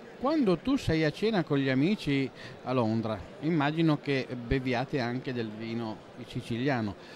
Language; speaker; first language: Italian; native; Italian